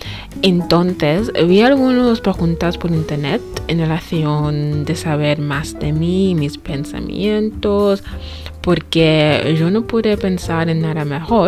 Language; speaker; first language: Spanish; non-native, fluent; English